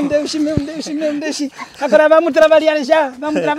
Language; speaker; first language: Portuguese; non-native, local second language; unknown